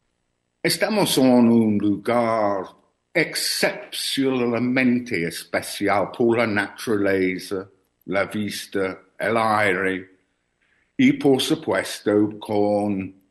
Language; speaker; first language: Spanish; non-native, learner; English